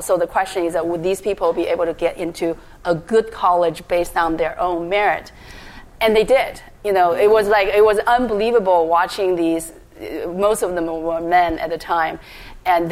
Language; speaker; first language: English; non-native, fluent; Chinese